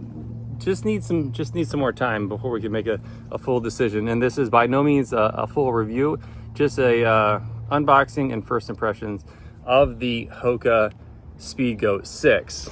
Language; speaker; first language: English; native; English